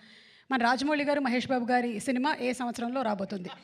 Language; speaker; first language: Telugu; native; Telugu